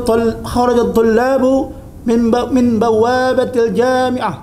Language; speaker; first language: Arabic; non-native, learner; Indonesian